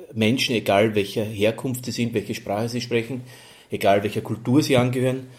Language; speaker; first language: German; native; German